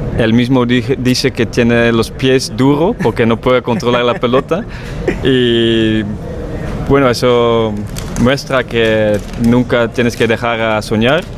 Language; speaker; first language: Spanish; non-native, fluent; Dutch